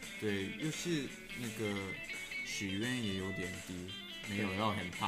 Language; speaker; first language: Chinese; non-native, learner; Japanese